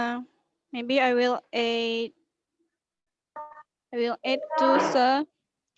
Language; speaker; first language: English; non-native, learner; Indonesian